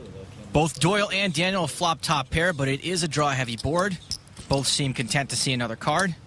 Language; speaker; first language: English; native; English